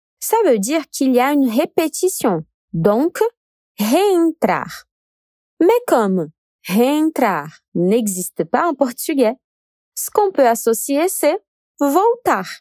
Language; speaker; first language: French; non-native, fluent; Portuguese